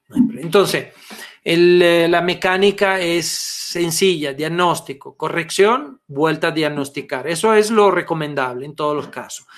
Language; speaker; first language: Spanish; non-native, fluent; Italian